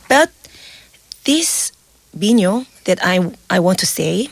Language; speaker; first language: English; non-native, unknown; Korean